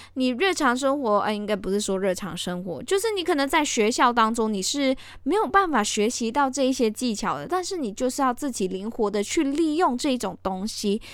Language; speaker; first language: Chinese; native; Chinese